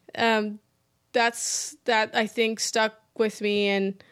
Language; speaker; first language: English; early bilingual, other home language; Persian